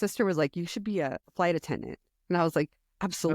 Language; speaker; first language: English; native; English